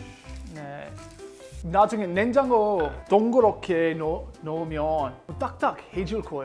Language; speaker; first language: Korean; non-native, learner; English